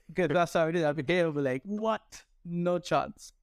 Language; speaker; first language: English; non-native, local second language; Sinhala